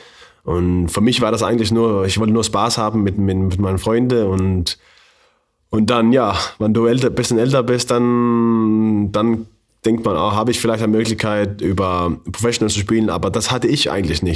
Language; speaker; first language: German; non-native, learner; Faroese